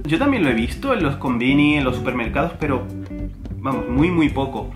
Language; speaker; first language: Spanish; native; Spanish